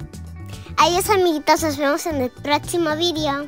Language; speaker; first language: Spanish; native; Spanish